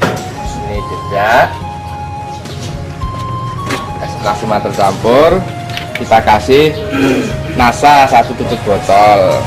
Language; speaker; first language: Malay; non-native, local second language; Javanese